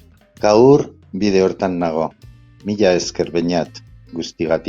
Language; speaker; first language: Basque; non-native, learner; Spanish